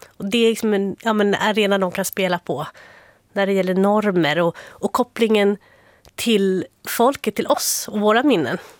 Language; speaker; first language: Swedish; native; Swedish